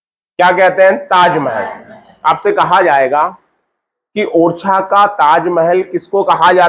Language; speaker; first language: Hindi; native; Hindi